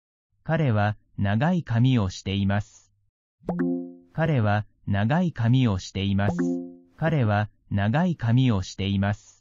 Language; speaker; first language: Japanese; non-native, learner; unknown